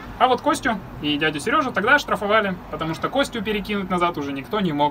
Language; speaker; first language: Russian; native; Russian